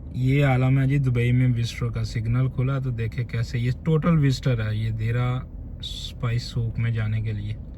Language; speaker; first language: Urdu; non-native, local second language; Punjabi